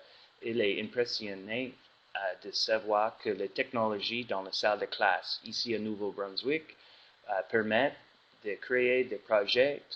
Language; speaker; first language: French; non-native, learner; English